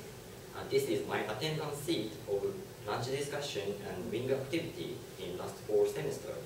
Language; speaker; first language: English; non-native, learner; Japanese